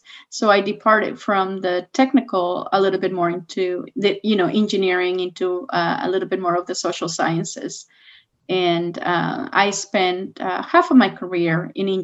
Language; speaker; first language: English; non-native, fluent; Spanish